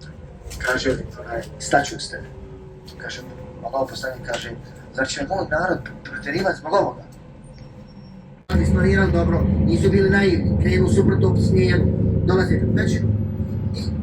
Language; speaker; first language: Bosnian; native; Bosnian